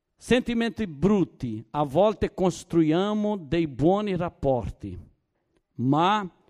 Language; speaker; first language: Italian; non-native, fluent; Portuguese